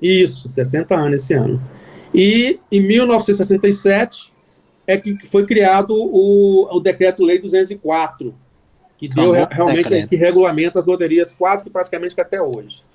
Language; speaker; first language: Portuguese; native; Portuguese